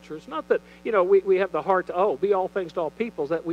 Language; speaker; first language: English; native; English